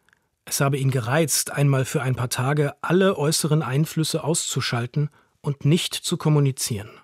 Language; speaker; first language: German; native; German